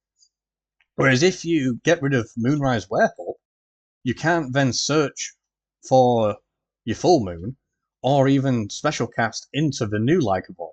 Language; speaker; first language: English; native; English